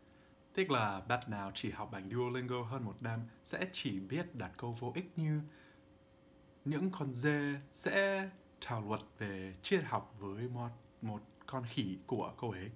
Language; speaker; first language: Vietnamese; non-native, learner; English